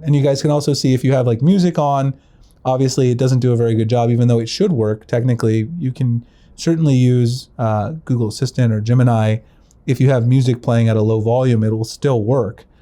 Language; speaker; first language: English; native; English